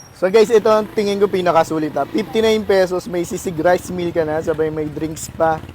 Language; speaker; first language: Filipino; native; Filipino